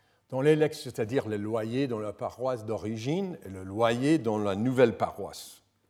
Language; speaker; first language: French; non-native, fluent; English